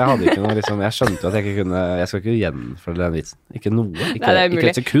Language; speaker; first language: Norwegian; native; Norwegian